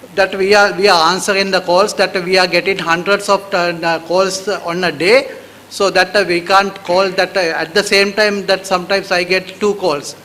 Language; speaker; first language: English; non-native, local second language; Sinhala